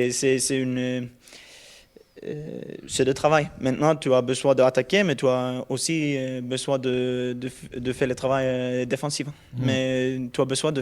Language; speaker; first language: French; non-native, learner; Norwegian